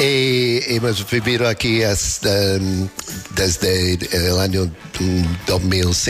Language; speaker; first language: Spanish; non-native, learner; English